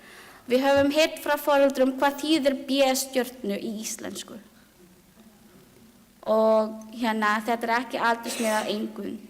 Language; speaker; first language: Icelandic; non-native, learner; Filipino